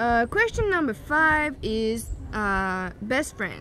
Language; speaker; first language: English; non-native, fluent; French